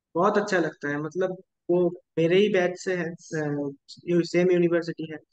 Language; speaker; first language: Hindi; non-native, local second language; Bangla